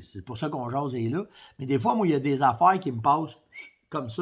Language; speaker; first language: French; native; French